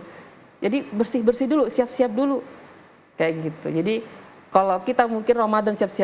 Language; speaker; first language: Indonesian; native; Indonesian